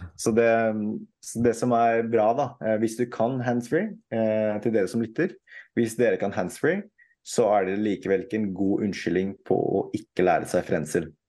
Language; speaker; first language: Norwegian; early bilingual, other home language; Filipino